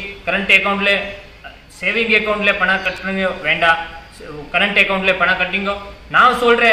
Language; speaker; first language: Tamil; non-native, learner; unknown